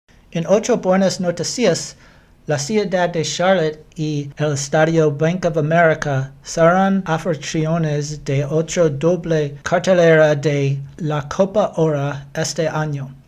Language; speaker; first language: Spanish; non-native, learner; English